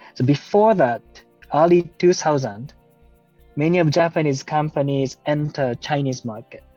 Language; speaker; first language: English; non-native, fluent; Japanese